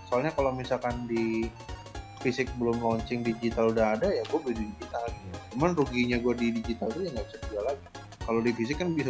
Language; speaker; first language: Indonesian; native; Indonesian